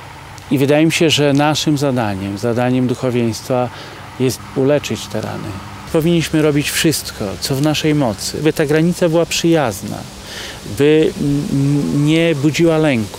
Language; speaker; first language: Polish; native; Polish